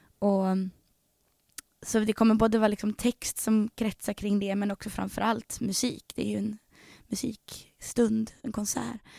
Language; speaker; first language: Swedish; native; Swedish